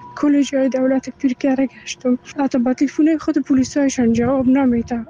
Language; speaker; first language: Persian; native; Persian